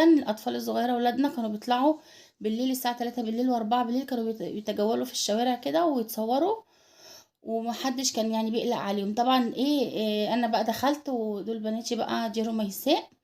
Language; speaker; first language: Arabic; native; Arabic